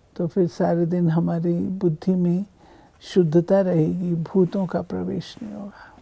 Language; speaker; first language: Hindi; native; Hindi